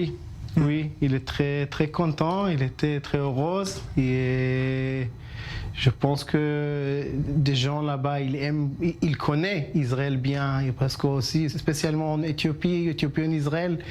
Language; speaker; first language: French; non-native, learner; Hebrew